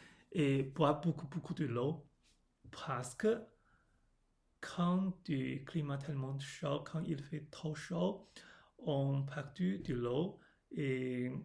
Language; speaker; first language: French; non-native, learner; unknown